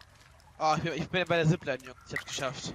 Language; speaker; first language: German; native; German